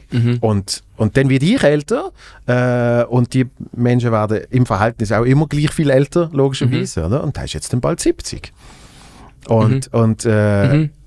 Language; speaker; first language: German; native; German